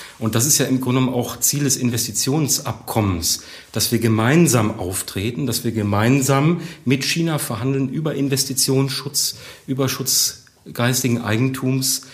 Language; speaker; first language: German; native; German